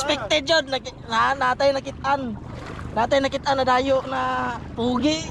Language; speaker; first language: Filipino; non-native, local second language; Masbatenyo